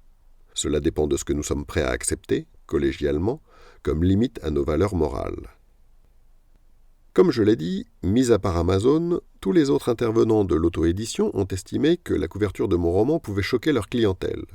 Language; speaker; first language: French; native; French